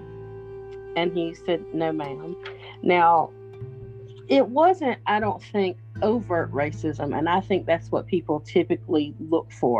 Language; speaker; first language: English; native; English